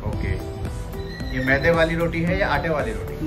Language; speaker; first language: Hindi; native; Hindi